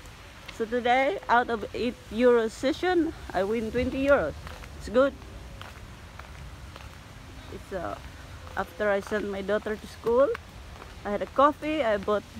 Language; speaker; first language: English; non-native, local second language; Filipino